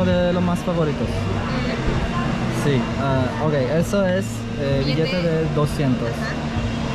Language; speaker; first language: Spanish; non-native, learner; Polish